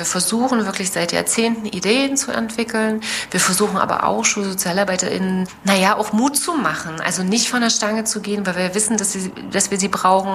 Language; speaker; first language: German; native; German